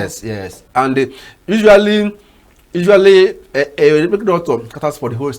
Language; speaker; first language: English; non-native, local second language; Igbo